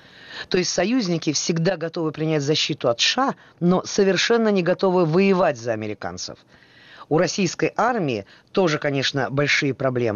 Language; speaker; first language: Russian; native; Russian